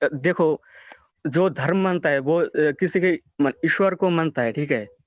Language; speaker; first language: Hindi; non-native, local second language; Bangla